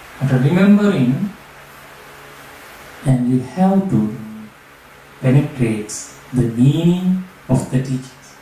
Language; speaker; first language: English; non-native, learner; Sinhala